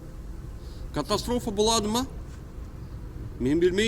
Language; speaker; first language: Kazakh; non-native, learner; Russian